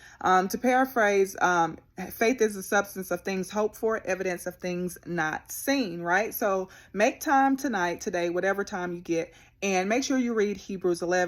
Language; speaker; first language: English; native; English